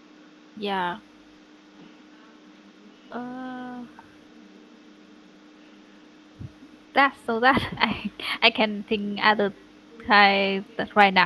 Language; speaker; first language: English; non-native, learner; Vietnamese